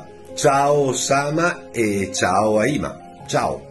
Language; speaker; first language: Italian; native; Italian